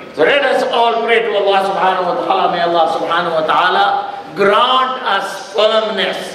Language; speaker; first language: English; non-native, local second language; Urdu